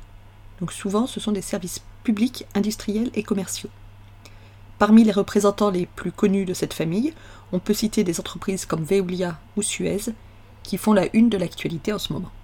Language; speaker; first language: French; native; French